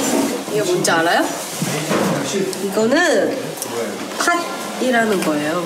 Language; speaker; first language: Korean; native; Korean